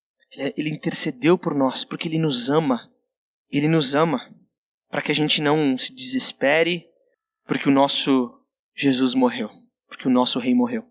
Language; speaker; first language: Portuguese; native; Portuguese